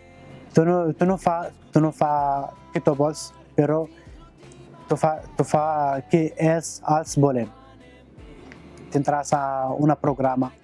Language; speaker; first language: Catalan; non-native, learner; Arabic